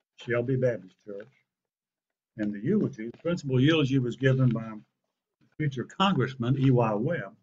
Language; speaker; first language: English; native; English